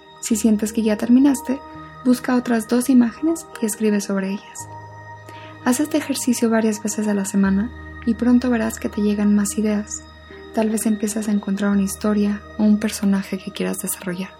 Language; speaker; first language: Spanish; native; Spanish